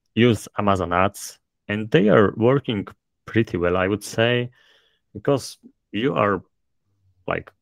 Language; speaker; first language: English; non-native, fluent; Polish